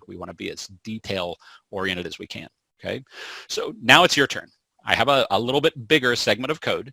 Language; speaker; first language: English; native; English